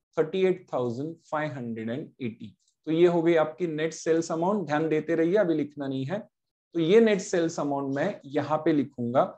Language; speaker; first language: Hindi; non-native, local second language; Marathi